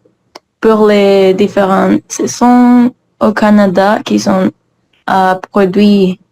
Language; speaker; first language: French; non-native, learner; English